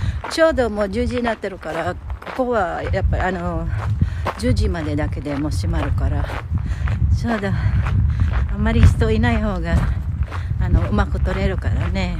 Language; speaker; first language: Japanese; non-native, fluent; Filipino